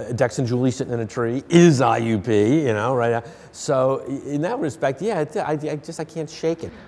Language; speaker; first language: English; native; English